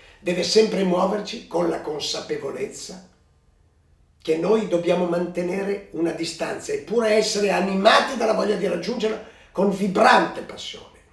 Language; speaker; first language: Italian; early bilingual, other home language; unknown